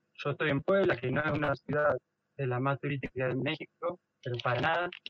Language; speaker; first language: Spanish; native; Spanish